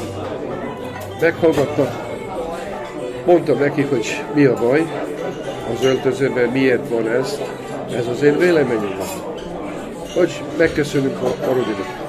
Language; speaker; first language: Hungarian; non-native, local second language; Serbian